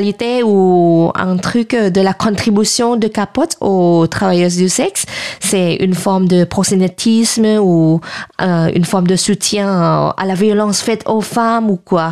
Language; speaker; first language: French; non-native, fluent; Thai